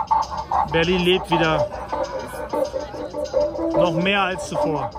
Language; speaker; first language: German; native; German